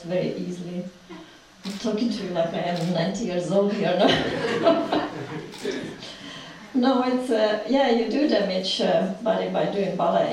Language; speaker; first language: English; non-native, fluent; Czech